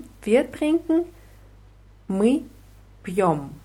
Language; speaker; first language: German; non-native, fluent; Russian